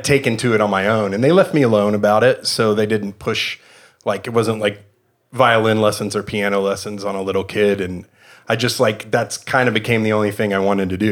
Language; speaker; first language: English; native; English